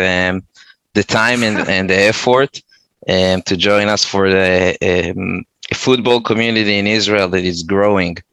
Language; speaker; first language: English; non-native, fluent; Hebrew